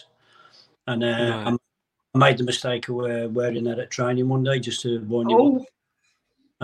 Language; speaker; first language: English; native; English